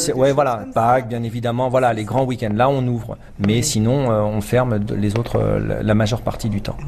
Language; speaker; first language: French; native; French